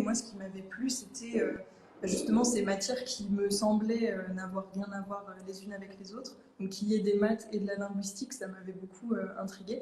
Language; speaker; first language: French; native; French